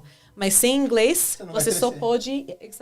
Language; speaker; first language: Portuguese; non-native, fluent; English